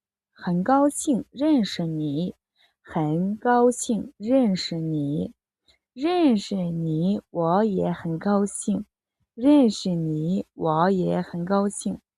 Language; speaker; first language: Chinese; non-native, fluent; Mongolian